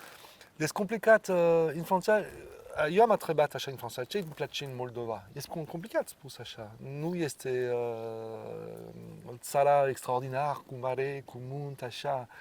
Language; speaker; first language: Romanian; non-native, learner; French